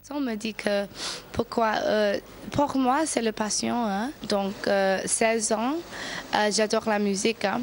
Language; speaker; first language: French; non-native, learner; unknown